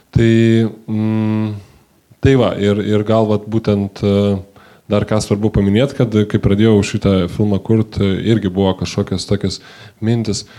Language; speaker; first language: Lithuanian; native; Lithuanian